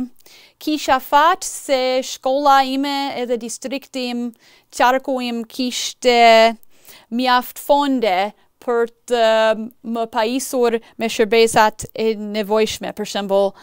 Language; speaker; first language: Albanian; non-native, fluent; English